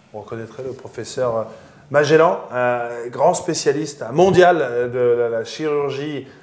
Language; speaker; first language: French; native; French